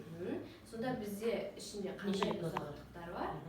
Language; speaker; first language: Kazakh; native; Kazakh